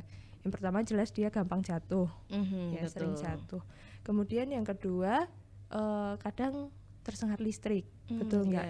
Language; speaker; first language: Indonesian; native; Indonesian